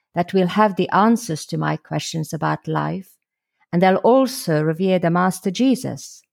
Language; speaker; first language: English; non-native, fluent; Slovak